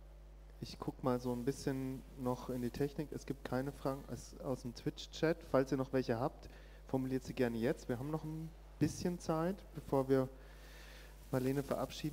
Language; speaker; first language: German; native; German